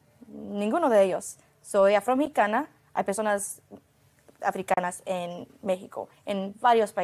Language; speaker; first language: Spanish; early bilingual, heritage; Spanish